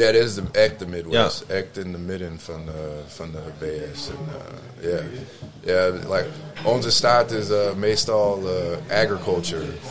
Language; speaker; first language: Dutch; non-native, learner; English